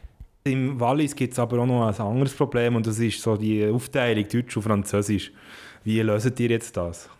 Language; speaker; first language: German; native; German